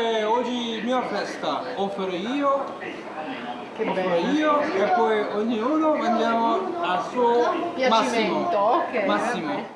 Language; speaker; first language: Italian; non-native, learner; Korean